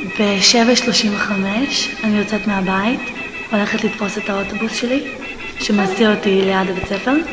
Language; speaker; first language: Hebrew; early bilingual, heritage; Hebrew